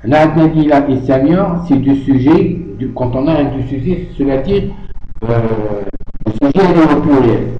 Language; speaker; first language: French; non-native, local second language; Arabic